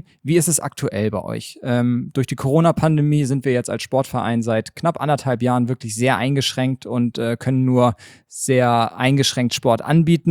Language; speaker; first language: German; native; German